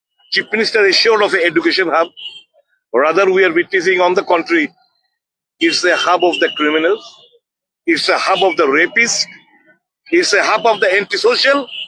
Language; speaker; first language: English; non-native, local second language; Bangla